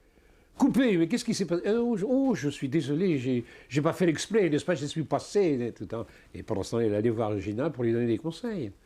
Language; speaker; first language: French; native; French